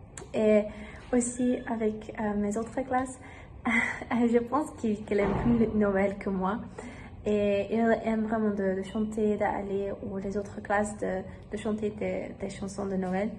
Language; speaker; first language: French; non-native, learner; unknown